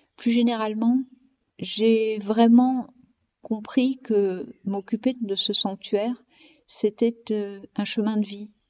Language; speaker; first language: French; native; French